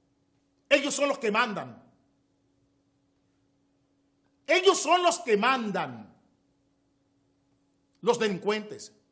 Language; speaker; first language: Spanish; native; Spanish